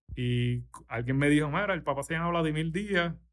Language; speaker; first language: Spanish; native; Spanish